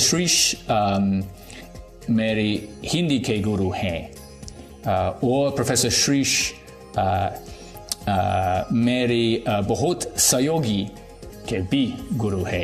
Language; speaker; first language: Hindi; non-native, learner; English